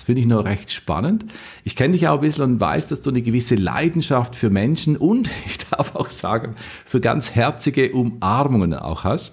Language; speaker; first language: German; native; German